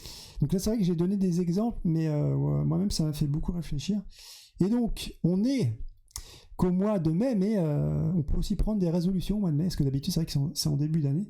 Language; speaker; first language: French; native; French